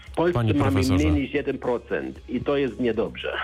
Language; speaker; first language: Polish; non-native, learner; German